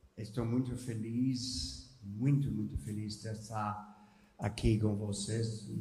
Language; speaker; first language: Portuguese; non-native, learner; English